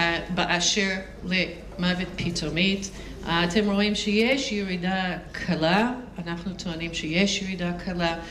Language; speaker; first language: Hebrew; non-native, fluent; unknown